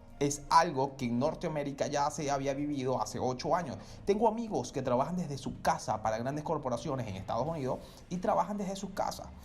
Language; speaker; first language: Spanish; native; Spanish